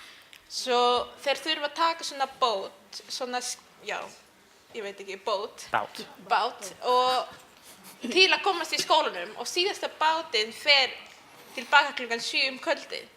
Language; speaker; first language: Icelandic; early bilingual, other home language; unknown